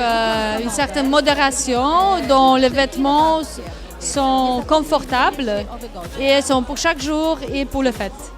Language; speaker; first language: French; non-native, fluent; Polish